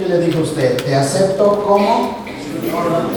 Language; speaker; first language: Spanish; native; Spanish